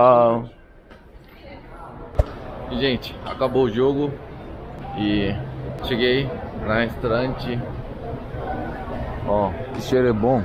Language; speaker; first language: Portuguese; non-native, learner; Korean